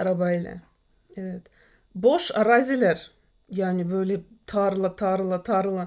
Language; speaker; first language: Turkish; non-native, fluent; Russian